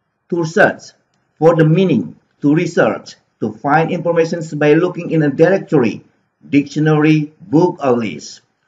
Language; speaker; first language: English; non-native, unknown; Indonesian